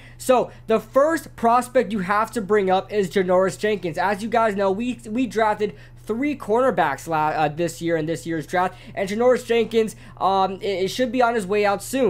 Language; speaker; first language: English; native; English